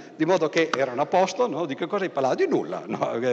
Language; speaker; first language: Italian; native; Italian